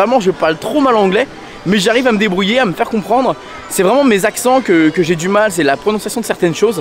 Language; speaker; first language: French; native; French